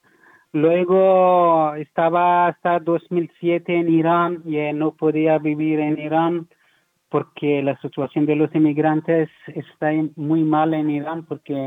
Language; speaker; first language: Spanish; non-native, learner; Persian